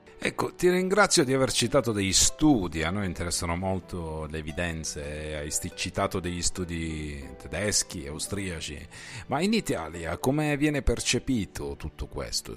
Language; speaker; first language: Italian; native; Italian